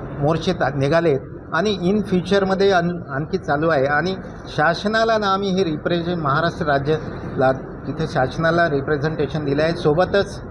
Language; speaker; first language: Marathi; non-native, local second language; Lambadi